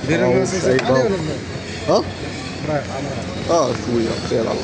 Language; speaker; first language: Arabic; native; Arabic